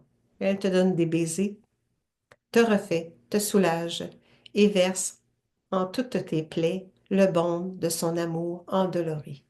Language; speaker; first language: French; native; French